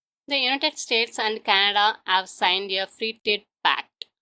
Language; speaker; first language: English; non-native, local second language; Tamil